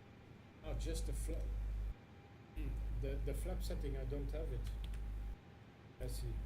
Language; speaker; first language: English; non-native, learner; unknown